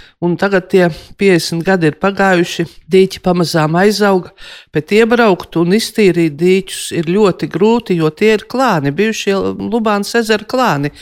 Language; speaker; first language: Latvian; native; Latvian